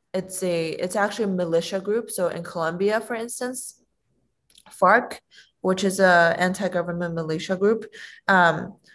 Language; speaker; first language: English; non-native, fluent; Chinese